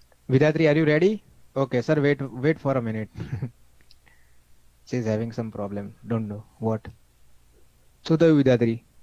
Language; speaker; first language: English; non-native, local second language; Gujarati